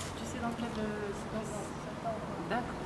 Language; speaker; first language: French; native; French